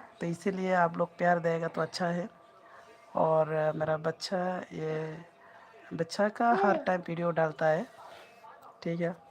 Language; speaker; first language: Hindi; non-native, learner; Bangla